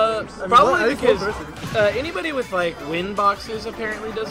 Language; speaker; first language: English; native; English